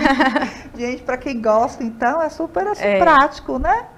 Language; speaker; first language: Portuguese; native; Portuguese